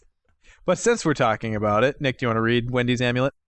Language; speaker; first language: English; native; English